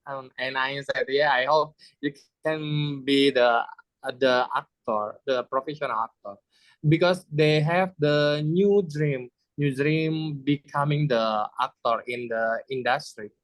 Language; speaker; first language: English; non-native, learner; Indonesian